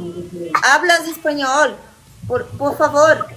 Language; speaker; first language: Spanish; non-native, learner; Portuguese